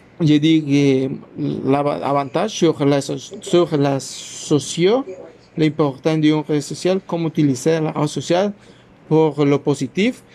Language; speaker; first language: French; non-native, learner; Spanish